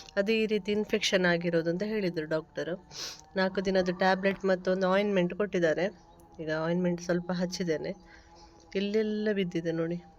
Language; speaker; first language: Kannada; non-native, local second language; Tulu